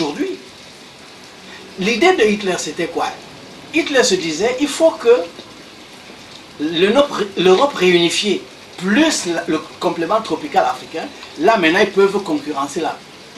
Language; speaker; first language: French; non-native, local second language; Duala